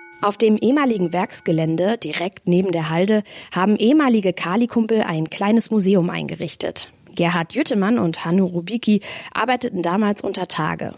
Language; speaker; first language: German; native; German